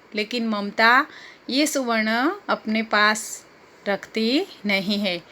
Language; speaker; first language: Hindi; non-native, local second language; Gujarati